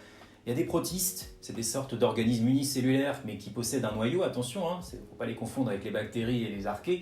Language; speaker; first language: French; native; French